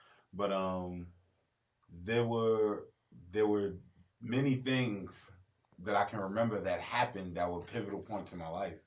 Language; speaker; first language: English; native; English